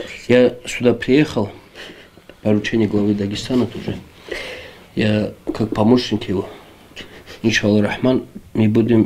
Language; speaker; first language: Russian; non-native, local second language; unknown